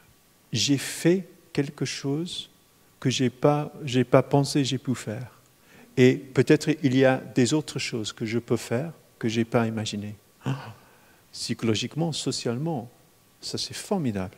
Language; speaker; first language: French; non-native, fluent; English